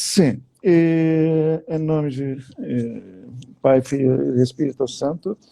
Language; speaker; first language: Portuguese; non-native, fluent; Turkish